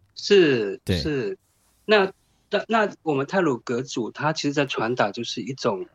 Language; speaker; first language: Chinese; non-native, local second language; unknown